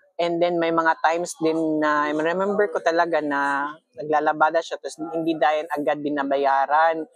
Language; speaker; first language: Filipino; non-native, local second language; Cebuano